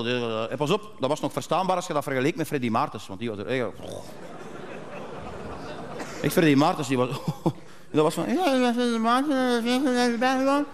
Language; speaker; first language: Dutch; native; Dutch